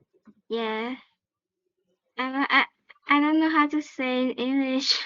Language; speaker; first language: English; non-native, learner; Vietnamese